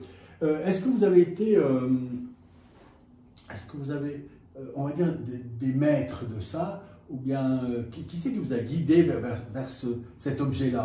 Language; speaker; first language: French; native; French